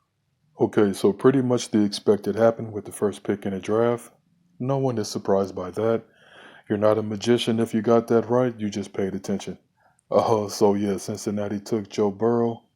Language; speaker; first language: English; native; English